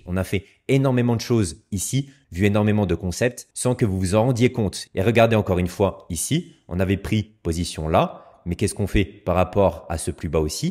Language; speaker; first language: French; native; French